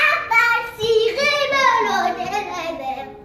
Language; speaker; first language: Hebrew; early bilingual, heritage; Hebrew